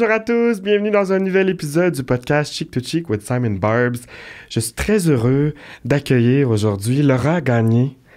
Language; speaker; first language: French; native; French